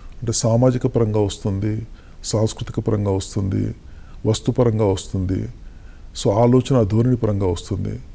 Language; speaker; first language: Telugu; native; Telugu